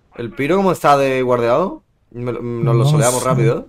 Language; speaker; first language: Spanish; native; Spanish